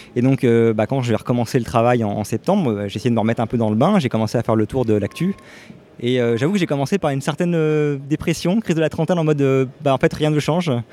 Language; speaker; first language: French; native; French